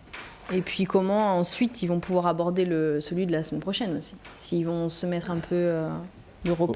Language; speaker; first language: French; native; French